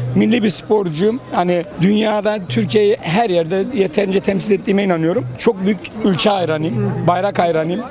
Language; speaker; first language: Turkish; native; Turkish